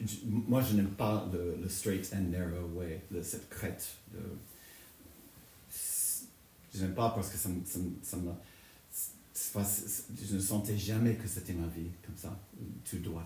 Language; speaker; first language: French; non-native, fluent; English